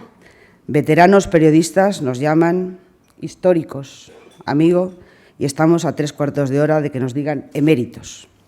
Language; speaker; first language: Spanish; native; Spanish